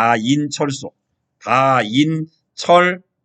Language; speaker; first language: Korean; native; Korean